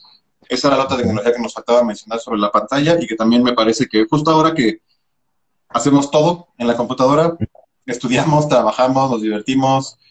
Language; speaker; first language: Spanish; native; Spanish